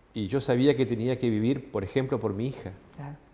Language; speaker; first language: Spanish; native; Spanish